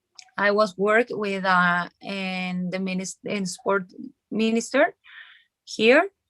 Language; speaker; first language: English; non-native, learner; Spanish